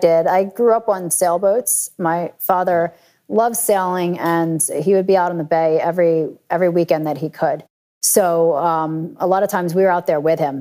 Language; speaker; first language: English; native; English